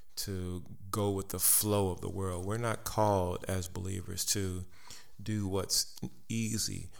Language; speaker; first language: English; native; English